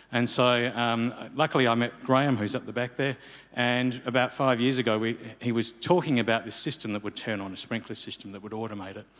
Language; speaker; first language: English; native; English